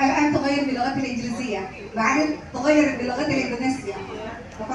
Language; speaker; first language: Arabic; non-native, learner; Indonesian